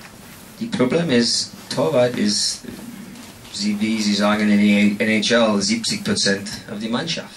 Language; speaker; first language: German; non-native, fluent; English